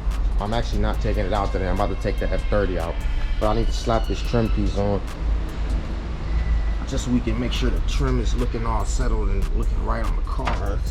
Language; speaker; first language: English; native; English